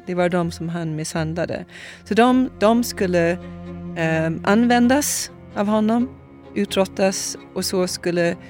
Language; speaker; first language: Swedish; non-native, fluent; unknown